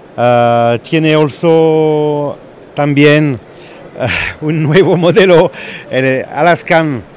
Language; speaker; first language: Spanish; non-native, learner; French